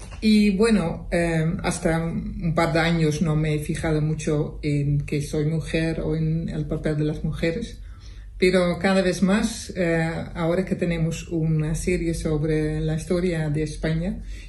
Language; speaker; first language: Spanish; non-native, fluent; Dutch